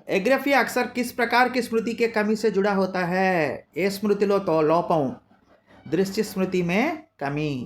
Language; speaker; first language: Hindi; non-native, local second language; Telugu